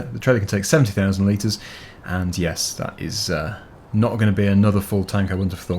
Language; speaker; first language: English; native; English